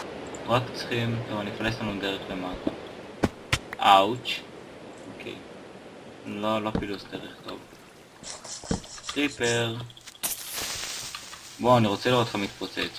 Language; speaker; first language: Hebrew; native; Hebrew